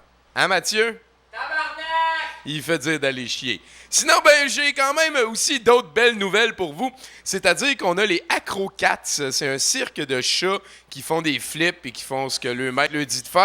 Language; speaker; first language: French; native; French